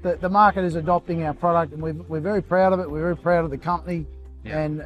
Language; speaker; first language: English; native; English